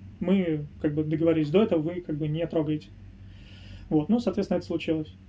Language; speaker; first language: Russian; native; Russian